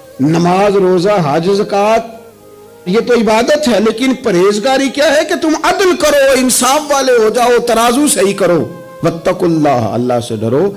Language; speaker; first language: Urdu; non-native, local second language; Punjabi